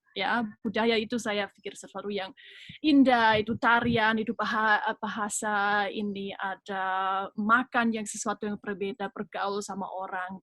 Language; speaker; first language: Indonesian; non-native, fluent; German